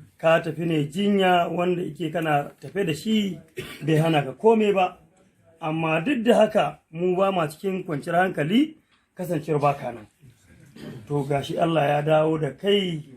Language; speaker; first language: Hausa; non-native, local second language; Fula